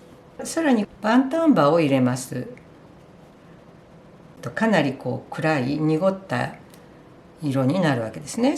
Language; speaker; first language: Japanese; native; Japanese